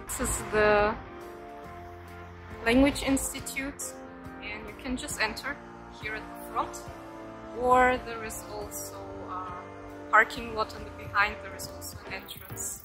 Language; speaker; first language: English; non-native, fluent; German